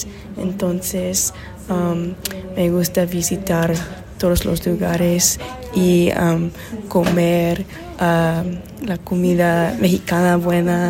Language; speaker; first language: Spanish; non-native, learner; English